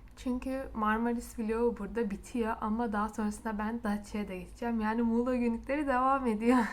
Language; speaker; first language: Turkish; native; Turkish